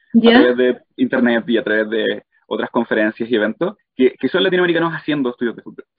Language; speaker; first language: Spanish; native; Spanish